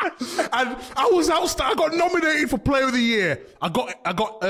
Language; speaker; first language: English; native; English